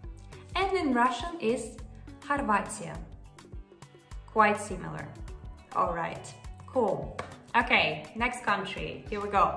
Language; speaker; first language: English; non-native, fluent; Russian